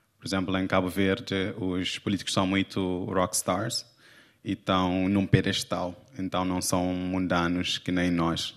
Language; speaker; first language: Portuguese; non-native, local second language; Kabuverdianu